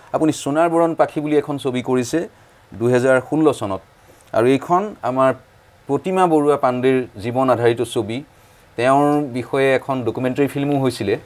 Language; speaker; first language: Assamese; native; Assamese